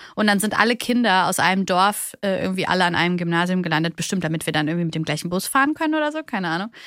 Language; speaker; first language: German; early bilingual, other home language; Bulgarian